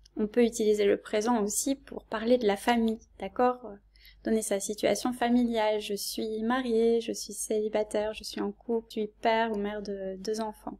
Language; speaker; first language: French; native; French